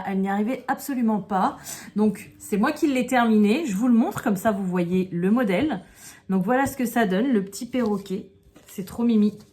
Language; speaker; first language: French; native; French